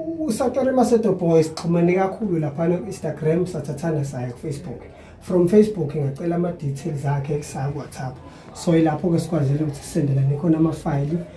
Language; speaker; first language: Zulu; native; Zulu